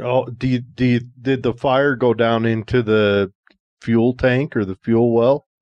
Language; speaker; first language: English; native; English